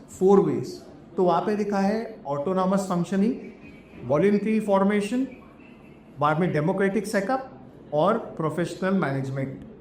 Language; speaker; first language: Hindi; non-native, local second language; Marathi